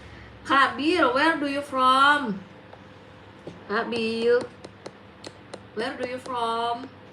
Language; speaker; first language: English; non-native, learner; Indonesian